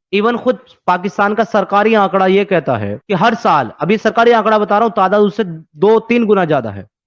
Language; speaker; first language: Hindi; native; Hindi